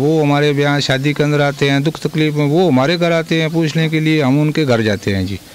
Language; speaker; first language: Hindi; native; Hindi